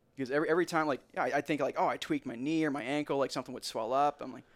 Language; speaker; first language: English; native; English